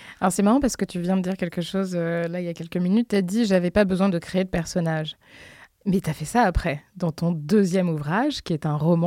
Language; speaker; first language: French; native; French